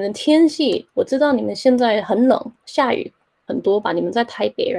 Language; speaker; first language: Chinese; early bilingual, heritage; Chinese